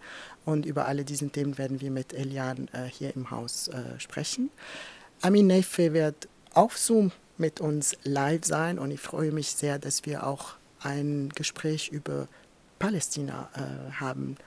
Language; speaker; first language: German; non-native, fluent; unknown